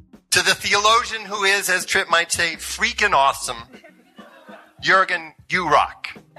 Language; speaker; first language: English; native; English